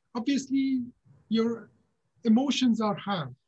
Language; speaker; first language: English; non-native, fluent; Persian